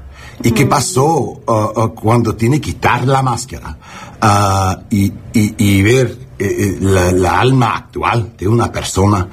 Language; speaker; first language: Spanish; non-native, learner; English